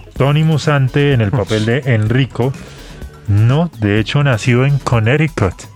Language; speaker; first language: Spanish; native; Spanish